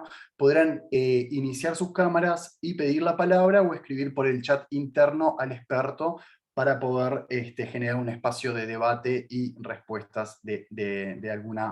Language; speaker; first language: Spanish; native; Spanish